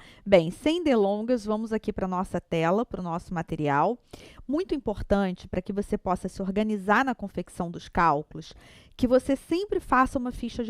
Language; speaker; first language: Portuguese; native; Portuguese